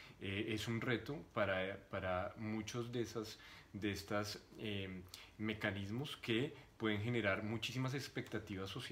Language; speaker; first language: Spanish; native; Spanish